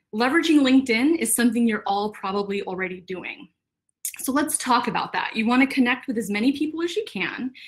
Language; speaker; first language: English; native; English